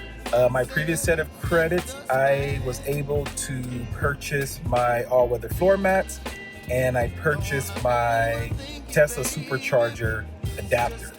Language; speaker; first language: English; native; English